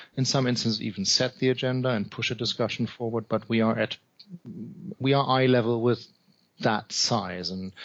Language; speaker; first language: English; non-native, fluent; German